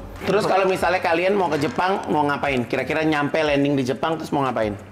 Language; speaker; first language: Indonesian; native; Indonesian